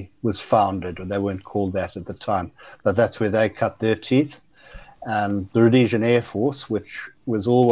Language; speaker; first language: English; native; English